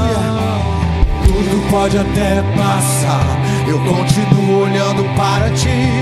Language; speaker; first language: Portuguese; native; Portuguese